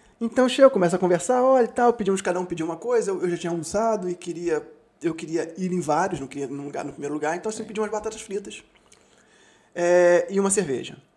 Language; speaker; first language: Portuguese; native; Portuguese